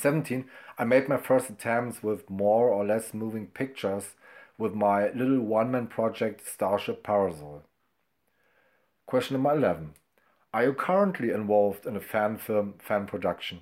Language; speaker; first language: English; non-native, fluent; German